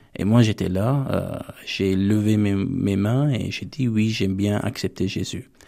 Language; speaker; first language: French; non-native, fluent; Armenian